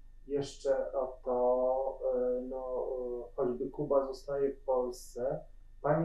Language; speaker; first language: Polish; native; Polish